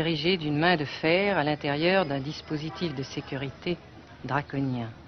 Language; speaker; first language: French; native; French